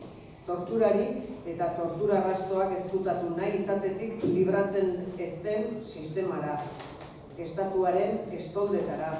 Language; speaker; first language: Basque; native; Basque